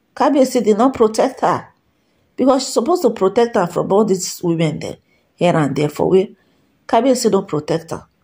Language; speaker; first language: Nigerian Pidgin; non-native, local second language; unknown